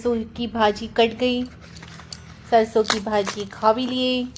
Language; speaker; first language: Hindi; non-native, local second language; Bangla